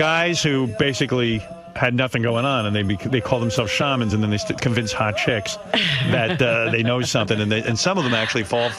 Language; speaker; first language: English; native; English